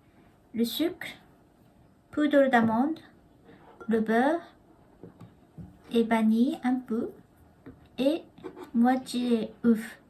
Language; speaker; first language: French; non-native, learner; Japanese